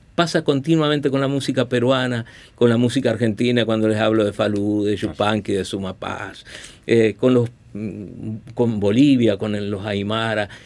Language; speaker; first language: Spanish; native; Spanish